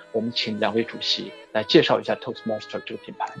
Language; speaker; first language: Chinese; native; Chinese